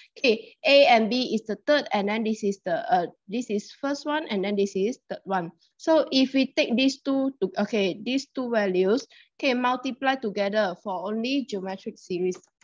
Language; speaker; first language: English; non-native, local second language; Chinese